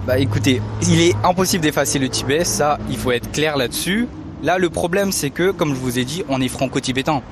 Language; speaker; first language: French; early bilingual, other home language; Tibetan